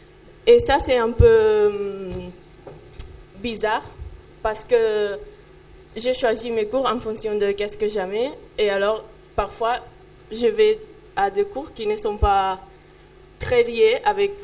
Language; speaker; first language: French; non-native, fluent; Catalan